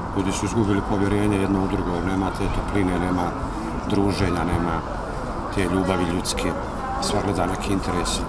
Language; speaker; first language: Croatian; native; Croatian